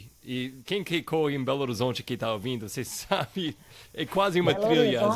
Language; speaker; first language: Portuguese; non-native, fluent; English